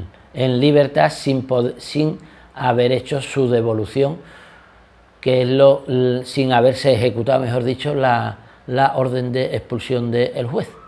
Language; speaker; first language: Spanish; native; Spanish